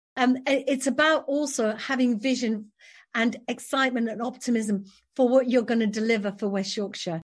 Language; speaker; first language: English; native; English